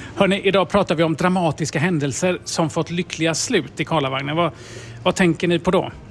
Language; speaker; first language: Swedish; native; Swedish